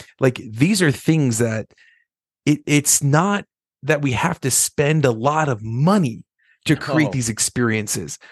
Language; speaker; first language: English; native; English